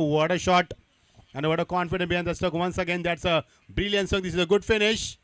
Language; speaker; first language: English; non-native, local second language; Marathi